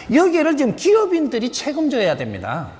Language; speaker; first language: Korean; native; Korean